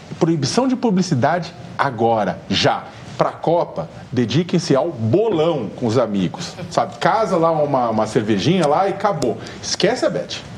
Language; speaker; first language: Portuguese; native; Portuguese